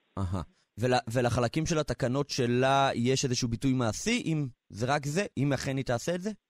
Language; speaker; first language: Hebrew; native; Hebrew